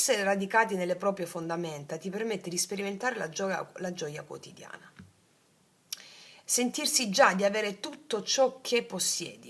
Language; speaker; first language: Italian; native; Italian